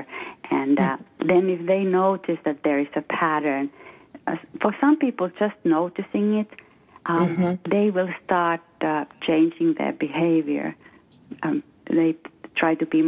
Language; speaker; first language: English; non-native, fluent; Finnish